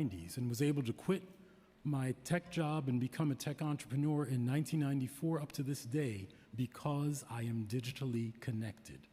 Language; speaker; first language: English; native; English